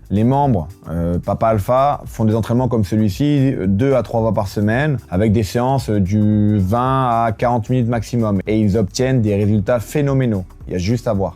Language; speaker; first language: French; native; French